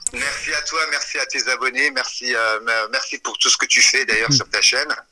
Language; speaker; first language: French; native; French